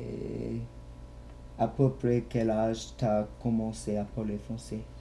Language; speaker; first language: French; non-native, learner; English